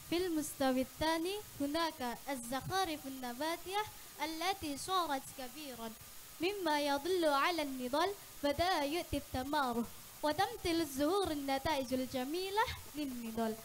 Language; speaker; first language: Arabic; non-native, learner; Indonesian